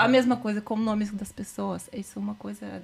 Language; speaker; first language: Portuguese; non-native, learner; Russian